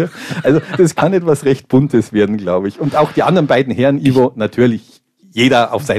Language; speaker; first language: German; native; German